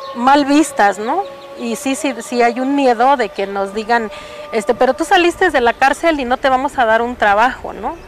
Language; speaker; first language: Spanish; native; Spanish